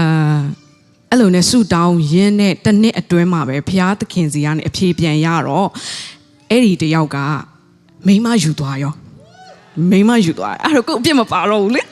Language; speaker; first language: Burmese; non-native, local second language; Tedim Chin